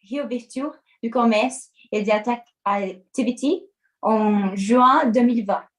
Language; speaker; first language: French; non-native, learner; Portuguese